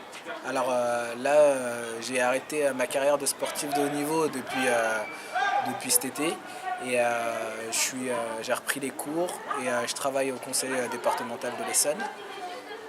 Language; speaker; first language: French; native; French